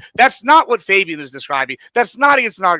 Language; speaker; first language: English; native; English